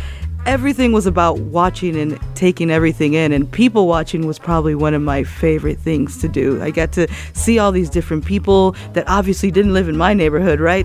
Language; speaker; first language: English; early bilingual, other home language; Spanish